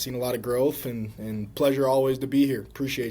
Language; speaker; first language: English; native; English